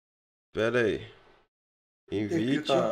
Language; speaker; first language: Portuguese; native; Portuguese